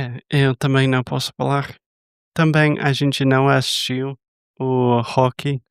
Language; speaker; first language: Portuguese; non-native, fluent; English